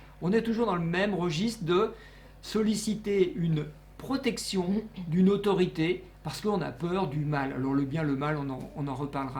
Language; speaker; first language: French; native; French